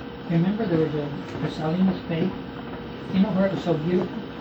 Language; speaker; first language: English; native; English